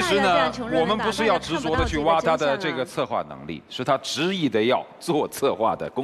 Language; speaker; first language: Chinese; native; Chinese